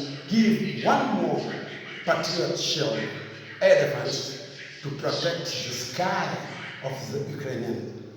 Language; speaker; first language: English; non-native, fluent; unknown